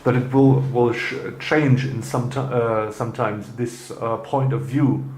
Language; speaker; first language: English; non-native, learner; German